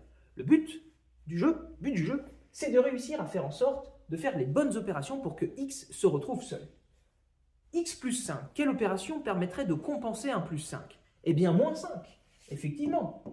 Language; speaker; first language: French; native; French